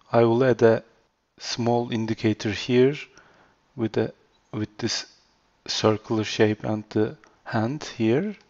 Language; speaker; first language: English; non-native, learner; Turkish